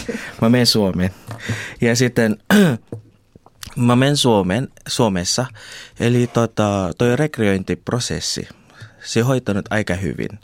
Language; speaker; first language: Finnish; non-native, learner; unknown